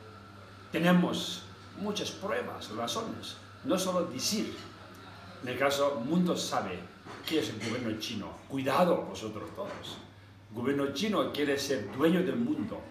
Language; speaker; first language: Spanish; non-native, learner; Tibetan